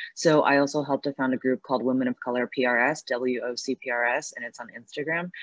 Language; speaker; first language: English; early bilingual, other home language; Chinese